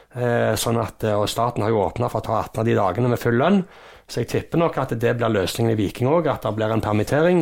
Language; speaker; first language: Norwegian; native; Norwegian